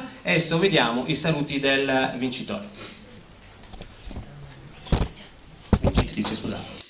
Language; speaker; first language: Italian; native; Italian